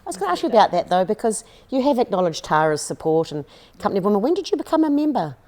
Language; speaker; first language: English; native; English